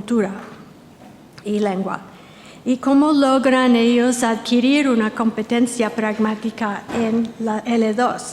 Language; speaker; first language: Spanish; non-native, fluent; English